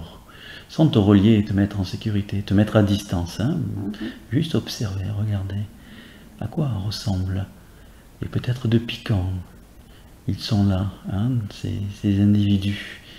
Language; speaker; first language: French; native; French